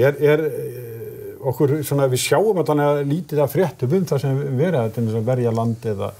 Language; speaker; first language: Icelandic; native; Icelandic